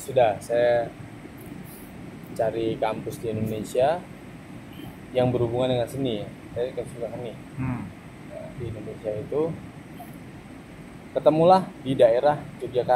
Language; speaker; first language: Indonesian; non-native, fluent; German